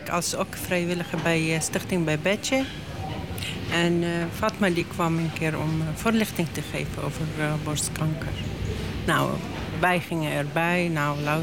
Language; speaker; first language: Dutch; non-native, learner; Arabic